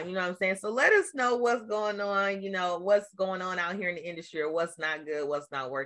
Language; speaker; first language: English; native; English